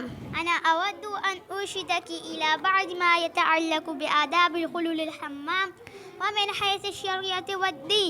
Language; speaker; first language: Arabic; non-native, learner; Urdu